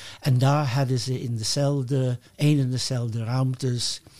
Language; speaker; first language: Dutch; non-native, fluent; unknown